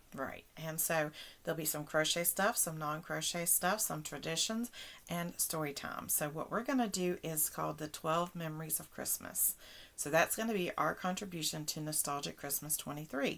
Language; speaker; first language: English; native; English